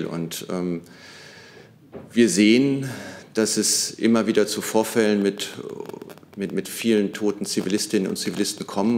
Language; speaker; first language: German; native; German